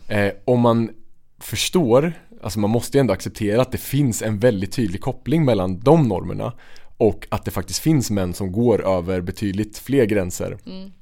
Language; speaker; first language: Swedish; native; Swedish